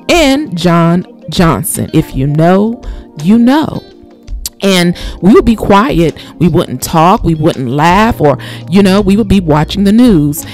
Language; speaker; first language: English; native; English